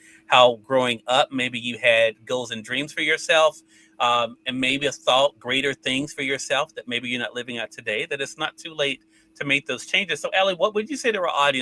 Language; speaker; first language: English; native; English